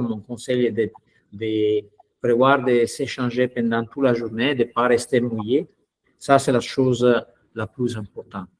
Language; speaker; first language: French; non-native, fluent; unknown